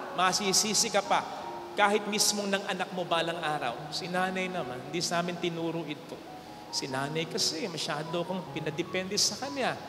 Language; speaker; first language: Filipino; native; Filipino